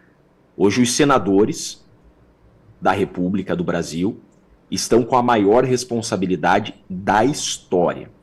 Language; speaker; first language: Portuguese; native; Portuguese